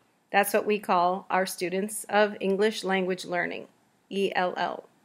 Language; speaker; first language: English; native; English